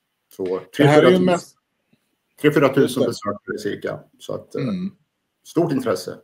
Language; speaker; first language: Swedish; native; Swedish